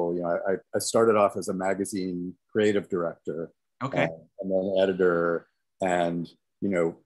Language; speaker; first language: English; native; English